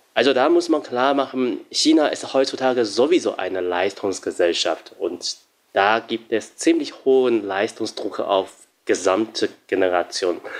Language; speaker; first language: German; non-native, fluent; Chinese